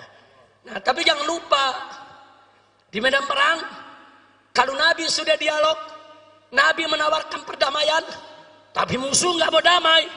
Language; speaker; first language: Indonesian; native; Indonesian